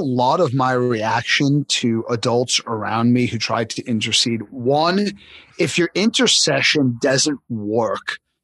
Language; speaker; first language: English; native; English